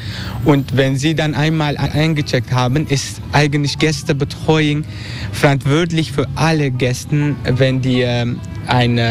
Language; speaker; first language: German; non-native, learner; Turkish